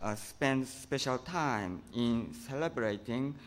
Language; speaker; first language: English; non-native, fluent; Japanese